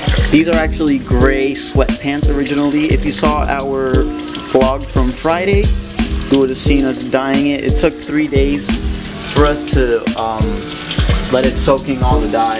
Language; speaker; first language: English; early bilingual, other home language; Spanish